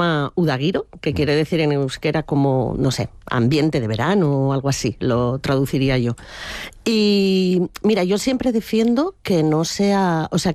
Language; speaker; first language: Spanish; native; Spanish